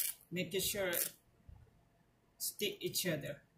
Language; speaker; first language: English; non-native, learner; Korean